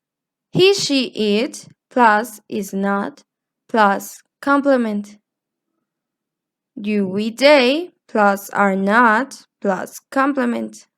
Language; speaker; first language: English; non-native, fluent; Spanish